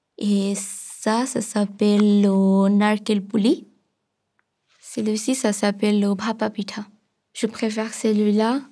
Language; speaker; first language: French; non-native, fluent; Bangla